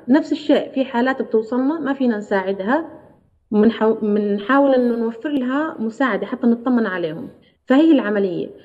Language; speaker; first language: Arabic; native; Arabic